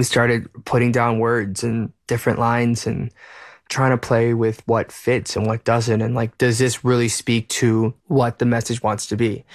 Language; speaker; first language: English; early bilingual, other home language; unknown